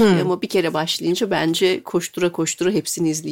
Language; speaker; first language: Turkish; native; Turkish